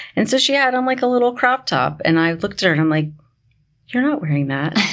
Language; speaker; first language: English; native; English